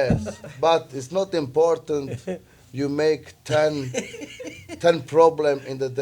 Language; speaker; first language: English; non-native, learner; Italian